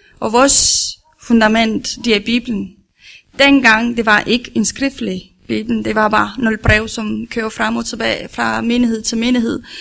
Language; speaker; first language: Danish; non-native, learner; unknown